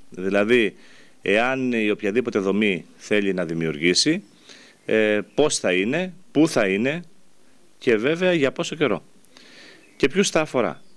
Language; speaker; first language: Greek; native; Greek